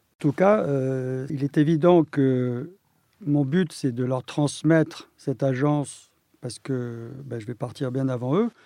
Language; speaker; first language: French; native; French